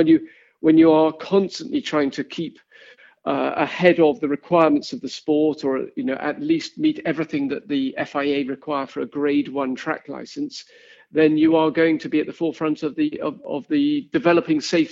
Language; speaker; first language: English; native; English